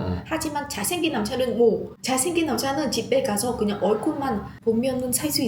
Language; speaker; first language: Korean; non-native, learner; Vietnamese